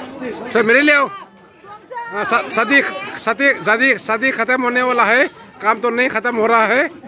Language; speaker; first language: Hindi; non-native, local second language; Rongmei Naga